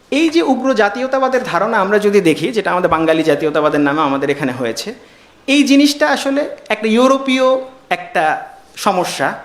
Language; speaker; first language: Bangla; native; Bangla